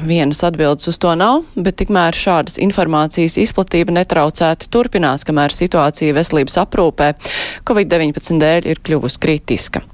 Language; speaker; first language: Latvian; native; Latvian